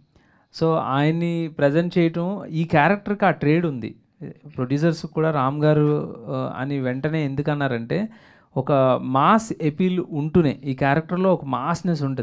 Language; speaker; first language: Telugu; native; Telugu